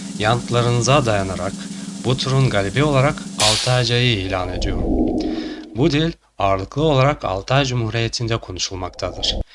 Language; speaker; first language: Turkish; non-native, fluent; Chuvash